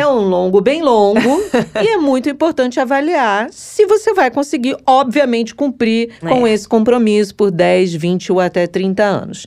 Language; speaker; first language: Portuguese; native; Portuguese